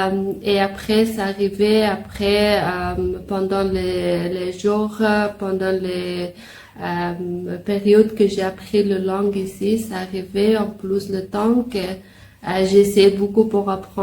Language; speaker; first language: French; non-native, learner; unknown